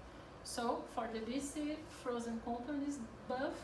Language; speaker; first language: English; non-native, learner; Portuguese